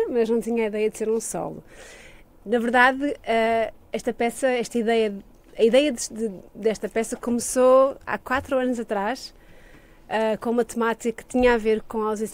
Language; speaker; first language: Portuguese; native; Portuguese